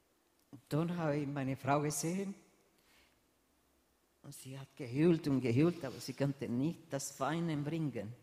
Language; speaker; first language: German; non-native, fluent; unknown